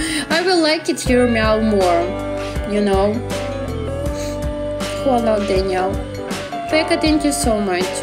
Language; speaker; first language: English; non-native, learner; Russian